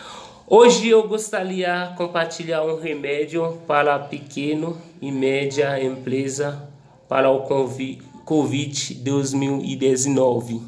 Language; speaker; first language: Portuguese; non-native, local second language; Haitian Creole